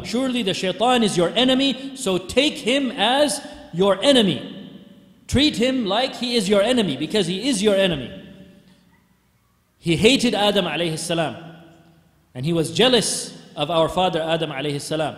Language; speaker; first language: English; native; English